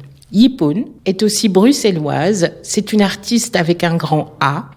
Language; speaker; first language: French; native; French